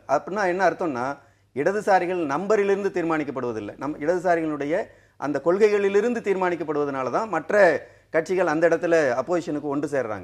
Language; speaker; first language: Tamil; native; Tamil